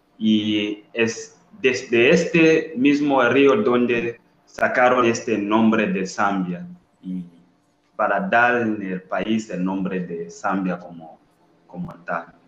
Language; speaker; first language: Spanish; non-native, learner; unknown